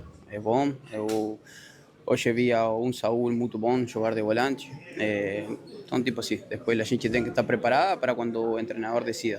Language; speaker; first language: Portuguese; non-native, learner; Spanish